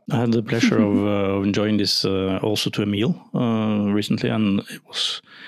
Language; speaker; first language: English; non-native, fluent; Norwegian